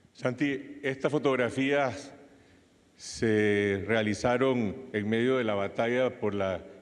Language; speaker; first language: Spanish; native; Spanish